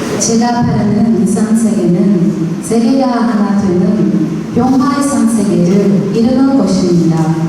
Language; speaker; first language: Korean; non-native, learner; Portuguese